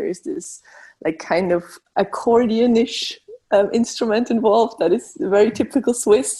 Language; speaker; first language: English; non-native, fluent; Swiss German